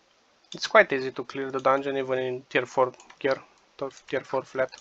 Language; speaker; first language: English; non-native, fluent; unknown